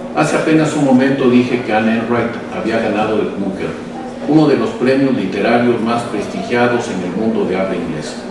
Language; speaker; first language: Spanish; native; Spanish